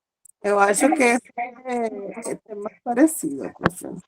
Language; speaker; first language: Portuguese; non-native, fluent; Spanish